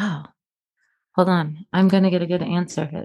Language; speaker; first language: English; native; English